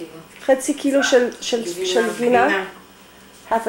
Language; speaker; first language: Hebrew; non-native, fluent; English